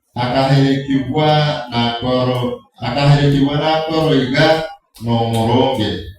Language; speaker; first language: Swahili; non-native, local second language; Gusii